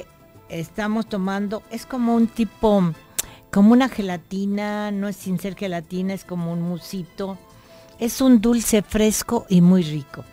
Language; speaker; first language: Spanish; native; Spanish